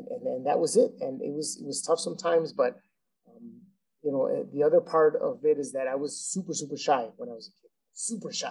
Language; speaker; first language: English; native; English